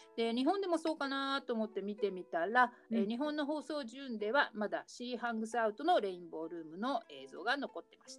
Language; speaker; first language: Japanese; native; Japanese